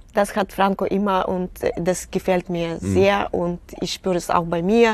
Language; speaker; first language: German; non-native, fluent; Russian